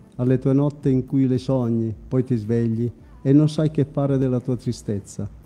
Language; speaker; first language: Italian; native; Italian